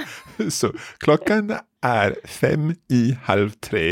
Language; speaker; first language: Swedish; non-native, learner; English